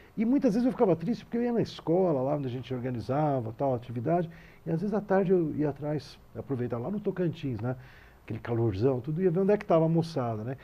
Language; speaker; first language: Portuguese; native; Portuguese